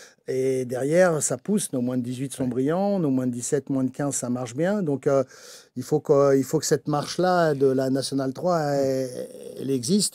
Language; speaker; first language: French; native; French